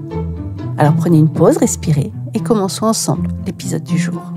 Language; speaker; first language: French; native; French